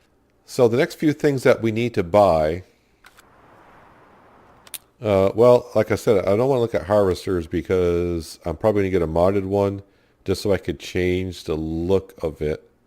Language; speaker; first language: English; native; English